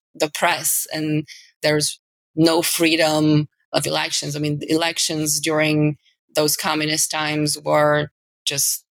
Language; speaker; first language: English; non-native, fluent; Bulgarian